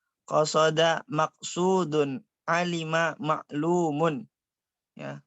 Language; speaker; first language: Arabic; non-native, learner; Indonesian